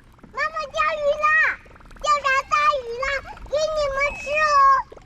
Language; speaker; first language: Chinese; early bilingual, heritage; Chinese